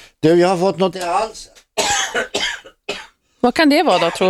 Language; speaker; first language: Swedish; native; Swedish